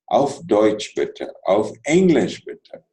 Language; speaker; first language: German; non-native, fluent; Telugu